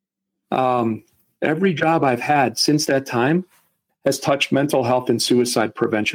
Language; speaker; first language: English; native; English